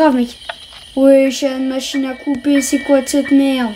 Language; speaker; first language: French; native; French